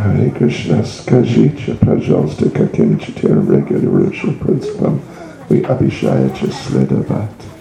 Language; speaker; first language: Russian; non-native, learner; English